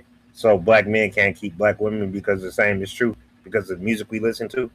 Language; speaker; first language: English; native; English